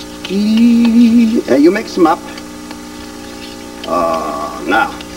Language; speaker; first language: English; non-native, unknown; Italian